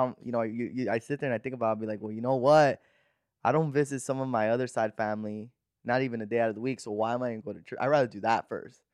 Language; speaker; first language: English; native; English